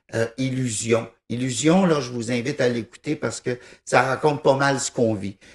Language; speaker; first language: French; native; French